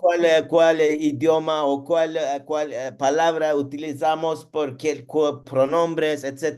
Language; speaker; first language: Spanish; non-native, learner; Turkish